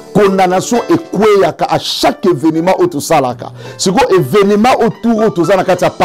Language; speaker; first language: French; non-native, local second language; Lingala